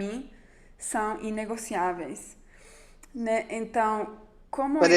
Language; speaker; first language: Portuguese; non-native, fluent; Spanish